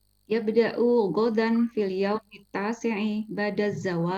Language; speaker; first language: Arabic; non-native, learner; Indonesian